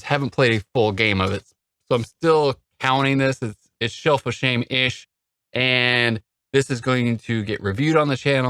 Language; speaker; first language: English; native; English